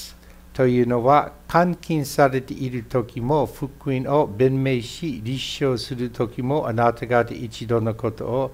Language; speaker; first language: Japanese; non-native, fluent; English